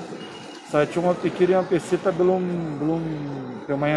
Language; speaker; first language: Indonesian; non-native, fluent; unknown